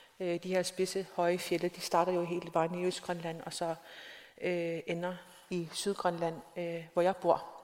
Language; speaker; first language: Danish; non-native, local second language; Kalaallisut